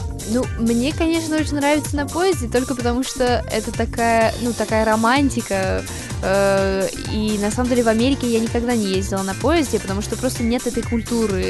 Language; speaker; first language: Russian; non-native, fluent; English